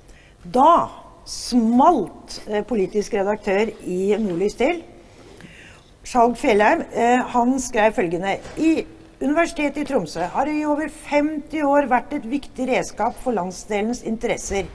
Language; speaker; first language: Norwegian; native; Norwegian